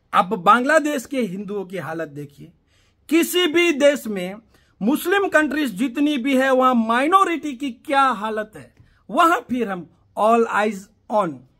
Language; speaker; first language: Hindi; non-native, local second language; Gujarati